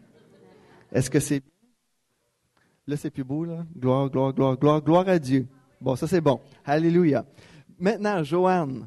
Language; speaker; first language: French; native; French